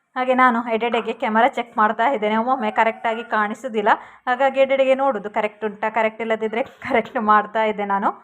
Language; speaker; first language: Kannada; non-native, local second language; Tulu